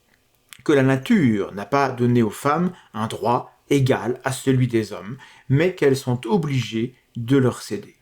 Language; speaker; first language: French; native; French